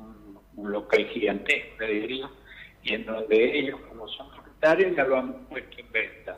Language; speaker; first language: Spanish; native; Spanish